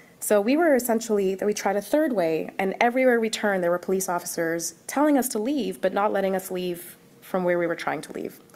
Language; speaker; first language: English; early bilingual, other home language; Arabic